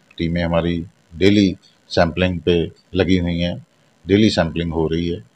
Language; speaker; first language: Hindi; non-native, local second language; Punjabi